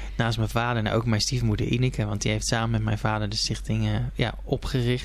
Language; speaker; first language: Dutch; native; Dutch